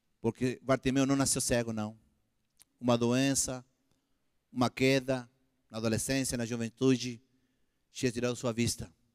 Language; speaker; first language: Portuguese; non-native, fluent; Spanish